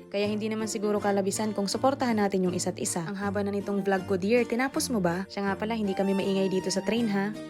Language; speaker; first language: Filipino; native; Filipino